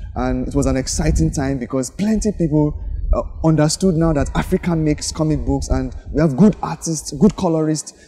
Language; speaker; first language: English; non-native, local second language; Yoruba